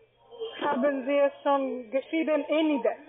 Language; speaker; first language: German; non-native, fluent; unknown